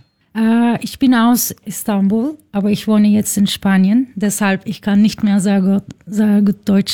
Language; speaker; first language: German; non-native, learner; Turkish